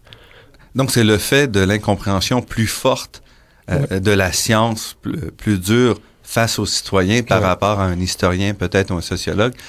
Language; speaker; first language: French; native; French